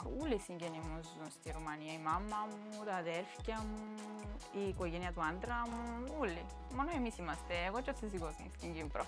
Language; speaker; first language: Greek; non-native, fluent; Romanian